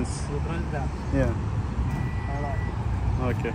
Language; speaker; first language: English; non-native, learner; Arabic